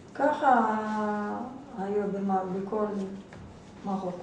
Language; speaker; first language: Hebrew; non-native, fluent; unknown